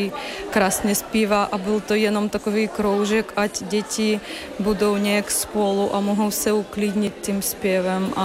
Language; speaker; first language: Czech; non-native, fluent; Ukrainian